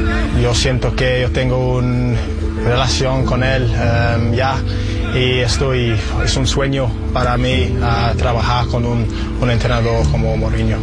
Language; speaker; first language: Spanish; non-native, learner; English